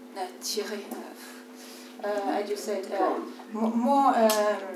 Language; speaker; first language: English; non-native, fluent; French